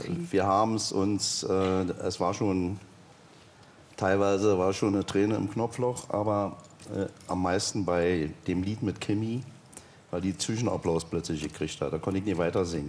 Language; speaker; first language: German; native; German